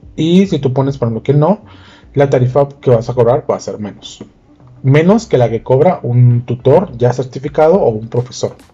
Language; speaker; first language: Spanish; native; Spanish